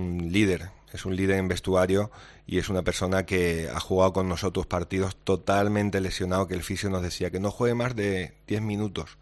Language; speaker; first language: Spanish; native; Spanish